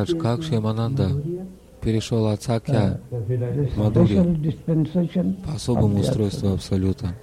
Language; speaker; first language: Russian; native; Russian